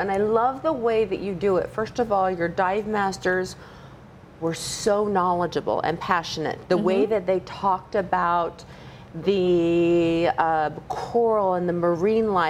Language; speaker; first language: English; native; English